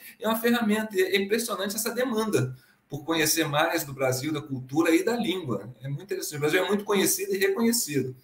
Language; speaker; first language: Portuguese; native; Portuguese